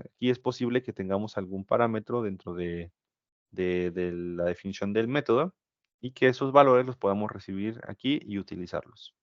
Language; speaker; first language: Spanish; native; Spanish